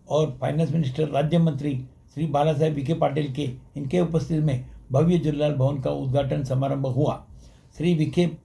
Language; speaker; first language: Hindi; non-native, local second language; Sindhi